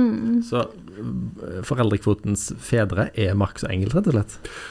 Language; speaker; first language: Norwegian; native; Norwegian